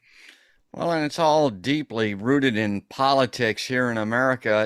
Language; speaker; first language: English; native; English